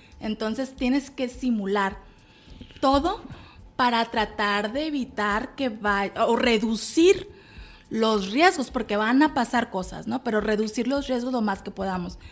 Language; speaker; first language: Spanish; native; Spanish